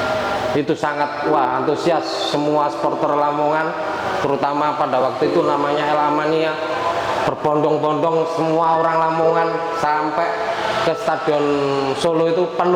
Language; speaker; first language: Indonesian; non-native, local second language; Javanese